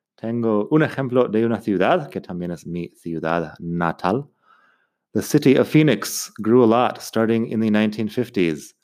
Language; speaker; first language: Spanish; non-native, fluent; English